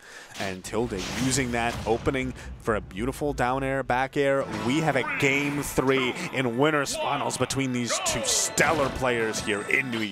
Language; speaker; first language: English; native; English